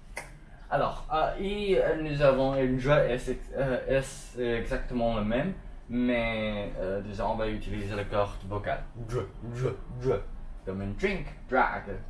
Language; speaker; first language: French; non-native, learner; Chinese